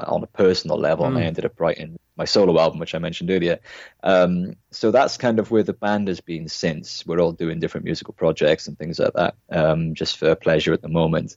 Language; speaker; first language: English; native; English